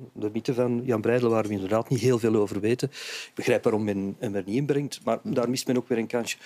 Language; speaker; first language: Dutch; native; Dutch